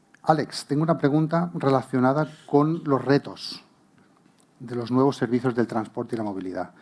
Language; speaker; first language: Spanish; native; Spanish